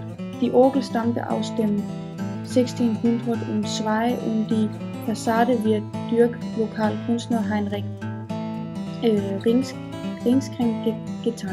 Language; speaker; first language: German; non-native, learner; Danish